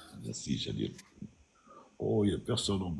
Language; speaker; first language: French; non-native, local second language; Arabic